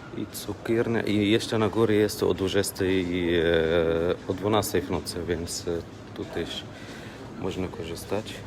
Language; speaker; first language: Polish; non-native, learner; Arabic